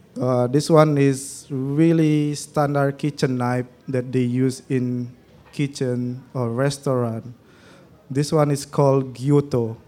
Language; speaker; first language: English; non-native, learner; Indonesian